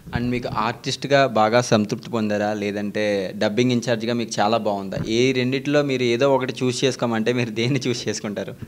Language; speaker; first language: Telugu; native; Telugu